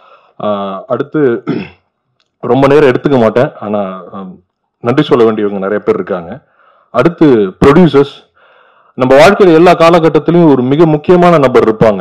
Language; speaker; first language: Tamil; native; Tamil